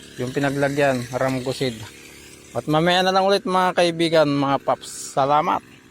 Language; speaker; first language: Filipino; native; Filipino